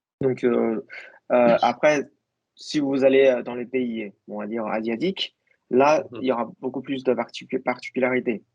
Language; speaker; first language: French; non-native, fluent; Chinese